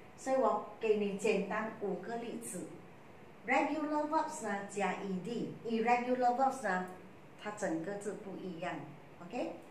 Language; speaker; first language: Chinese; native; Chinese